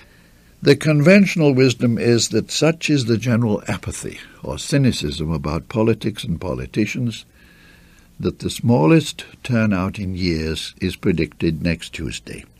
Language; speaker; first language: English; native; English